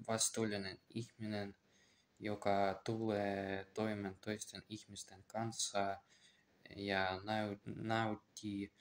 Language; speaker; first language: Finnish; non-native, learner; Ukrainian